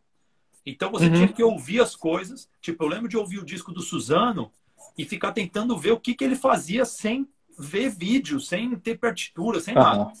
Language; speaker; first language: Portuguese; native; Portuguese